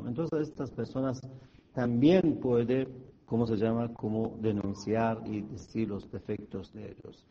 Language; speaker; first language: Spanish; non-native, fluent; Persian